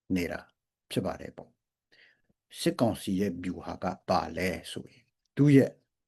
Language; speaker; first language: Burmese; non-native, local second language; Hakha Chin